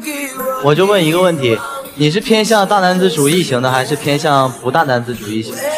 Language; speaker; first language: Chinese; native; Chinese